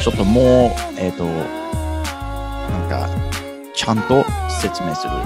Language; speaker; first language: Japanese; non-native, fluent; English